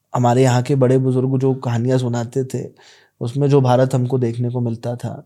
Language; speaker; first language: Hindi; native; Hindi